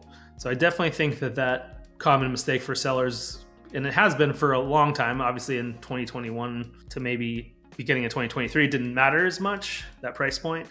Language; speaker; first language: English; native; English